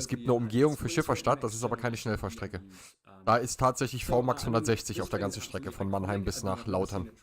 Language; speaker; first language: German; native; German